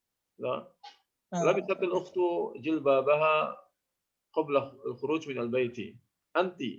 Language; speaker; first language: Arabic; non-native, fluent; Indonesian